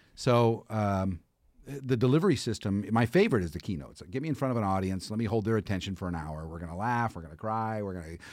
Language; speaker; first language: English; native; English